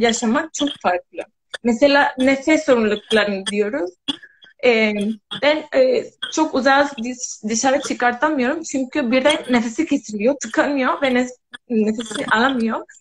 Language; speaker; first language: Turkish; non-native, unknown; Spanish